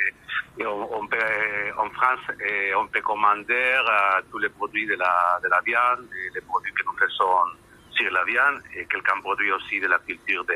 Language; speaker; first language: French; non-native, learner; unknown